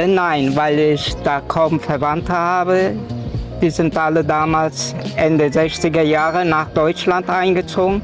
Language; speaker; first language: German; early bilingual, other home language; Turkish